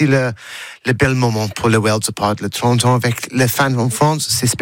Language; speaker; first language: French; non-native, learner; English